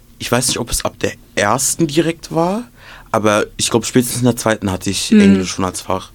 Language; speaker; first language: German; native; German